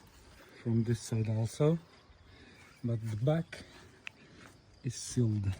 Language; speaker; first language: English; non-native, learner; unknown